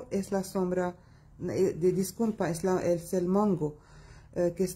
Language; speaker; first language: Spanish; non-native, fluent; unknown